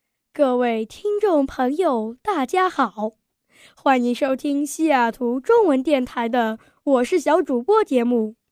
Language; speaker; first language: Chinese; early bilingual, heritage; Chinese